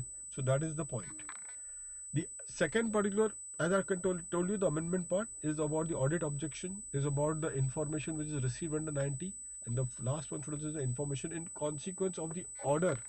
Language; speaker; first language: English; non-native, local second language; Hindi